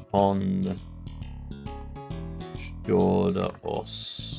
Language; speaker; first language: Swedish; non-native, learner; English